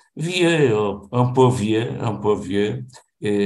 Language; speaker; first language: French; non-native, fluent; Portuguese